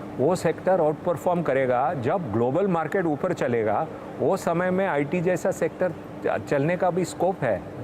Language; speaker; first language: Hindi; non-native, local second language; Tamil